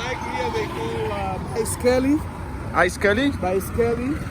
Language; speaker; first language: English; non-native, local second language; Swahili